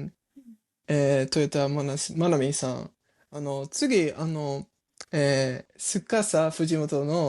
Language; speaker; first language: Japanese; non-native, learner; English